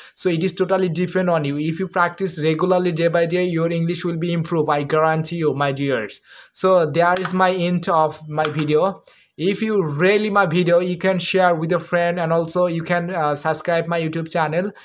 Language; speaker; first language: English; non-native, local second language; Bangla